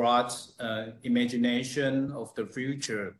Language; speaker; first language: English; non-native, fluent; Chinese